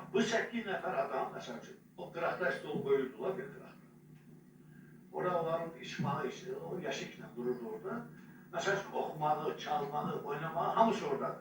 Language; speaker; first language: Azerbaijani; non-native, local second language; Avaric